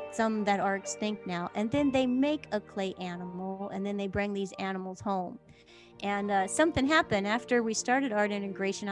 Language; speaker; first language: English; native; English